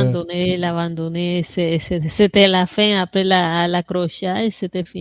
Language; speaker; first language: French; non-native, fluent; Spanish